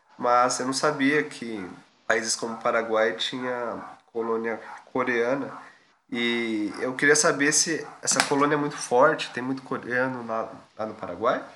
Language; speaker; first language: Portuguese; native; Portuguese